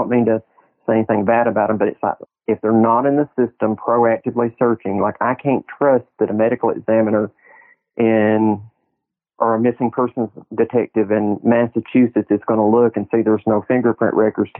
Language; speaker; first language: English; native; English